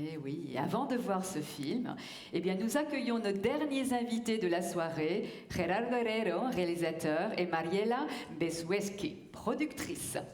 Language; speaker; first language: French; native; French